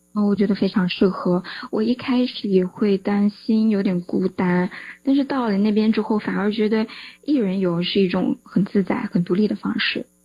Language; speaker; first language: Chinese; native; Chinese